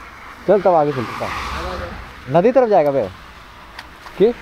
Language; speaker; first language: Hindi; native; Hindi